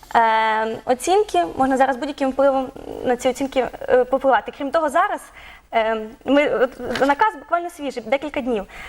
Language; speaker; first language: Ukrainian; native; Ukrainian